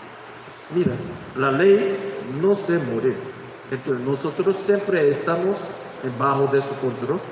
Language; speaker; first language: Spanish; non-native, learner; Korean